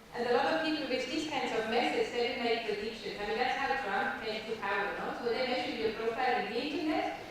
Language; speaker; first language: English; non-native, fluent; German